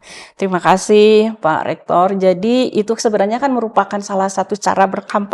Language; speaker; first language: Indonesian; native; Indonesian